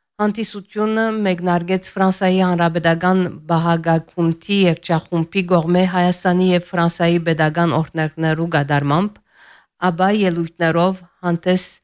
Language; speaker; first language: Armenian; early bilingual, heritage; Armenian